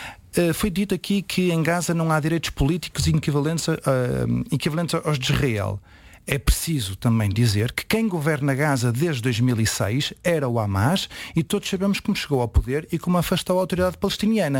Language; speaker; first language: Portuguese; native; Portuguese